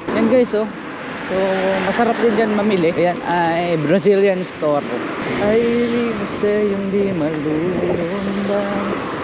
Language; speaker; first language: Filipino; native; Filipino